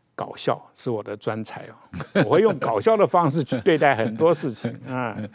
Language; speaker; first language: Chinese; native; Chinese